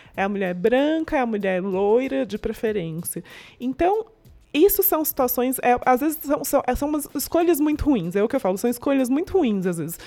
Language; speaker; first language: Portuguese; native; Portuguese